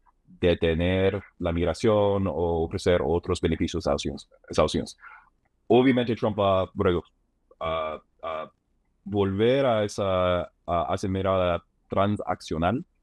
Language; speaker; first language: Spanish; non-native, fluent; English